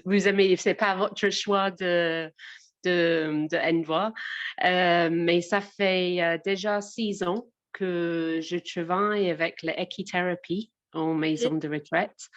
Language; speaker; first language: French; non-native, learner; English